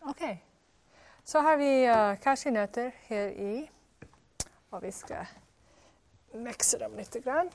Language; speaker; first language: Swedish; non-native, fluent; English